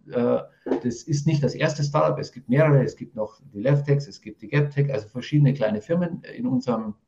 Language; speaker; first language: German; native; German